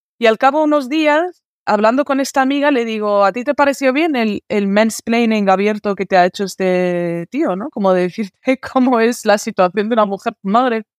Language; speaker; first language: Spanish; early bilingual, other home language; Arabic